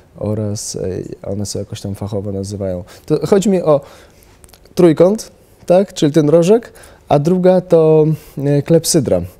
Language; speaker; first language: Polish; non-native, fluent; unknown